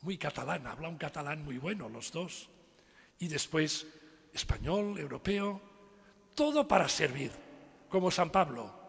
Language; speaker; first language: Spanish; non-native, local second language; Catalan